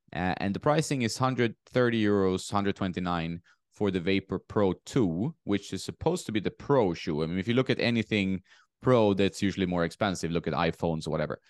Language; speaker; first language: English; non-native, fluent; Swedish